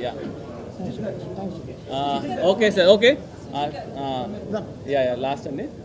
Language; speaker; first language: Telugu; native; Telugu